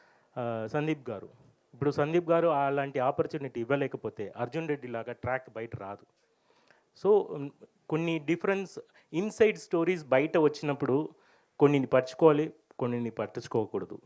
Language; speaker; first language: Telugu; non-native, fluent; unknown